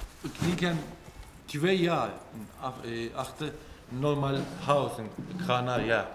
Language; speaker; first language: Dutch; non-native, learner; Kurdish